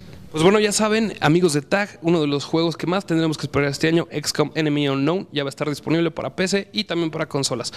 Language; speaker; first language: Spanish; native; Spanish